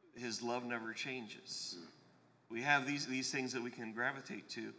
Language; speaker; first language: English; native; English